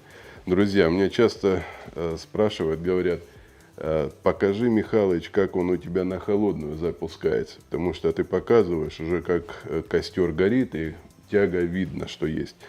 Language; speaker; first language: Russian; native; Russian